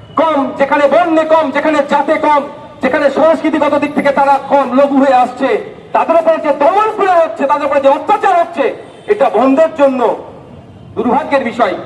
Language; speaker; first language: Bangla; native; Bangla